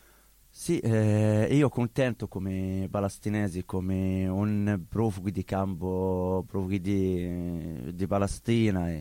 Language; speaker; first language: Italian; non-native, learner; Arabic